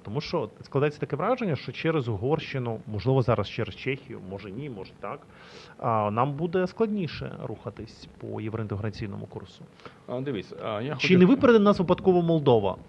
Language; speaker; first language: Ukrainian; native; Ukrainian